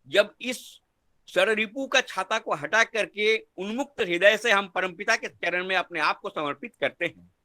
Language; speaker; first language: Hindi; non-native, local second language; Bangla